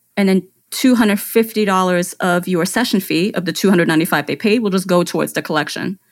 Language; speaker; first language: English; non-native, fluent; German